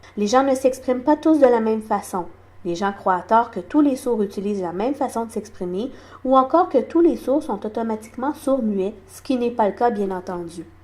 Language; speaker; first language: French; non-native, local second language; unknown